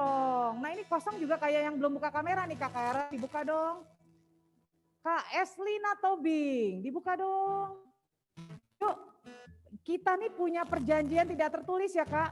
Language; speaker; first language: Indonesian; native; Indonesian